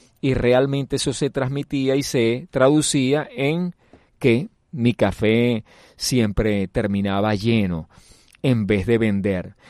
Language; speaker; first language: Spanish; native; Spanish